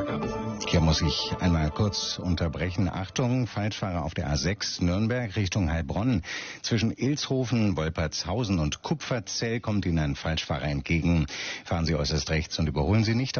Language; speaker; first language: German; native; German